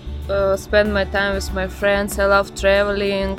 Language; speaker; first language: English; non-native, learner; Russian